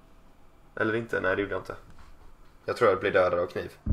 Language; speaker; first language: Swedish; native; Swedish